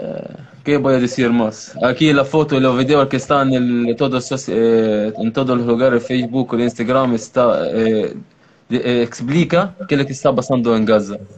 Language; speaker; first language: Spanish; non-native, learner; Arabic